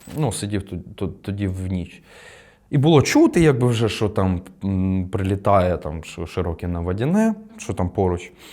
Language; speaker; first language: Ukrainian; non-native, local second language; Russian